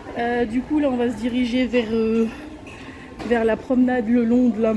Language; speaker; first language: French; native; French